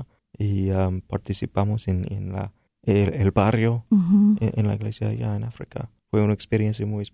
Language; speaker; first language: Spanish; non-native, fluent; English